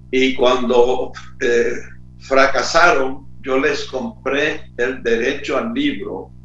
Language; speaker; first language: Spanish; native; Spanish